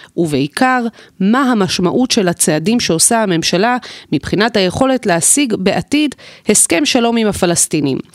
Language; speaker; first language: Hebrew; native; Hebrew